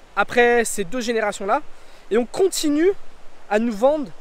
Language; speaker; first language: French; native; French